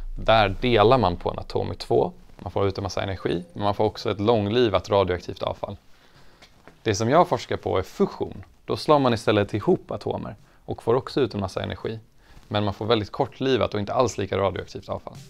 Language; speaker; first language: Swedish; early bilingual, other home language; Dutch